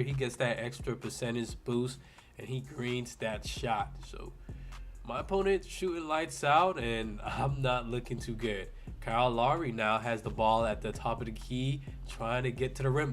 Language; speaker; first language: English; native; English